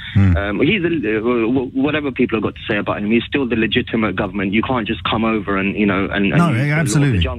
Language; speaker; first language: English; early bilingual, other home language; Arabic